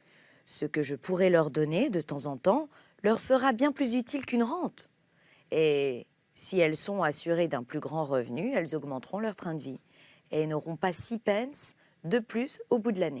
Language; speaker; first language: French; native; French